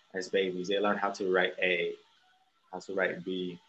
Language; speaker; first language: English; early bilingual, other home language; Spanish